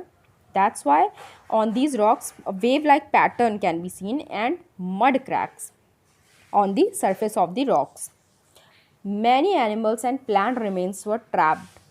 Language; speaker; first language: English; non-native, local second language; Hindi